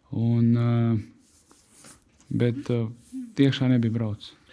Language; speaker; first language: Latvian; native; Latvian